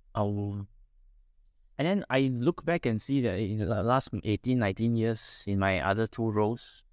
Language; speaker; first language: English; non-native, local second language; Min Nan Chinese